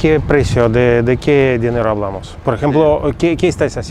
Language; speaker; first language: Spanish; non-native, fluent; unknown